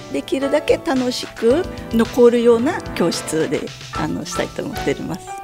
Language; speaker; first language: Japanese; non-native, fluent; Portuguese